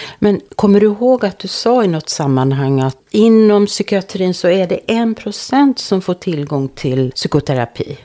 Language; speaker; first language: Swedish; native; Swedish